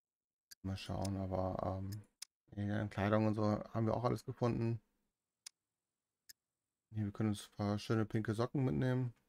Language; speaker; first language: German; native; German